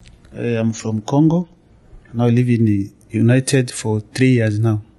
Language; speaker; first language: English; non-native, learner; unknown